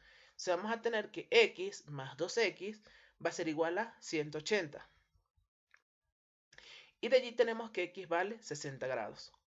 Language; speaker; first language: Spanish; native; Spanish